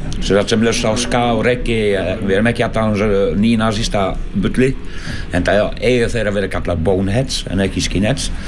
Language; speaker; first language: Icelandic; non-native, fluent; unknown